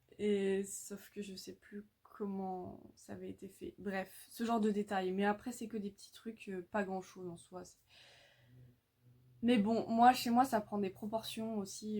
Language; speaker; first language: French; native; French